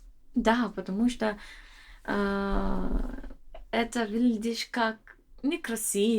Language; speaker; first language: Russian; non-native, learner; English